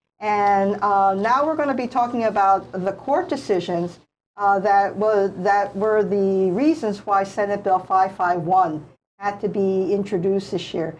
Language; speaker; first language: English; native; English